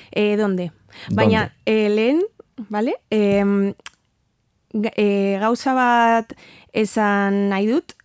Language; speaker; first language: Basque; non-native, learner; Spanish